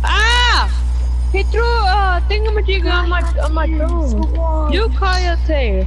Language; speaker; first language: English; native; English